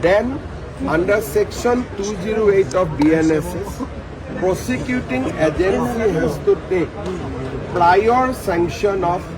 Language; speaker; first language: English; non-native, local second language; Assamese